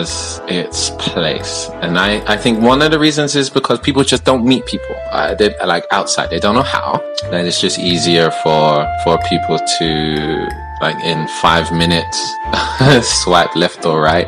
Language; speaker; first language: English; native; English